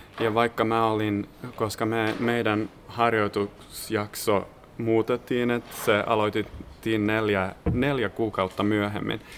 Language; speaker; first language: Finnish; non-native, fluent; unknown